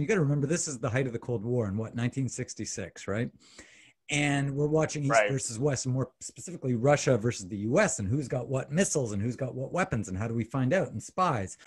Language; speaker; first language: English; native; English